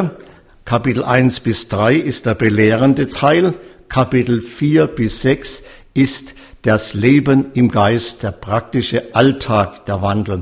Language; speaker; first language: German; native; German